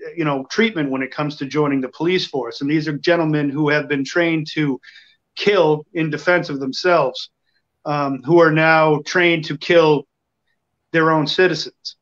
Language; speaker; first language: English; native; English